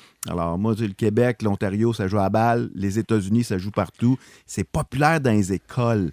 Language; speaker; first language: French; native; French